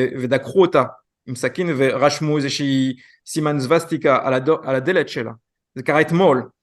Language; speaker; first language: Hebrew; non-native, fluent; French